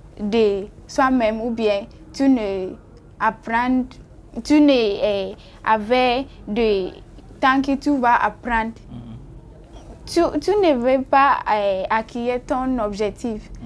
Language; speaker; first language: French; non-native, learner; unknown